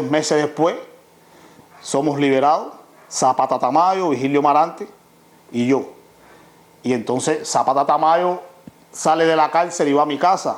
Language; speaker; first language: Spanish; native; Spanish